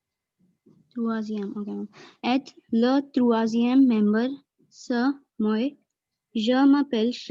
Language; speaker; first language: French; non-native, learner; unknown